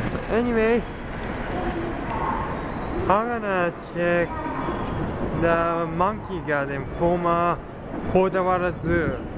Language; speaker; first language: English; early bilingual, other home language; Japanese